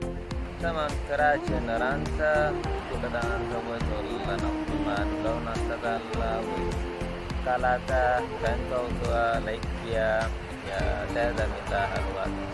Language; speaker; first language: Finnish; non-native, learner; Urdu